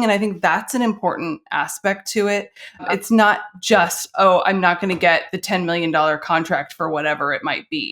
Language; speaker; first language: English; native; English